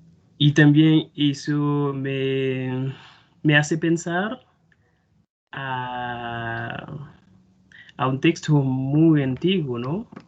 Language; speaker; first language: Spanish; non-native, fluent; Haitian Creole